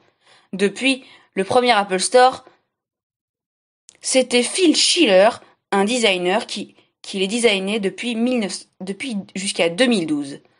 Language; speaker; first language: French; native; French